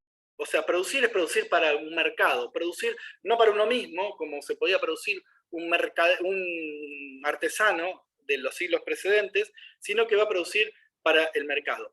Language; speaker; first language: Spanish; native; Spanish